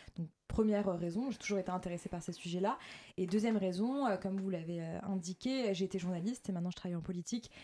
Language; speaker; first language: French; native; French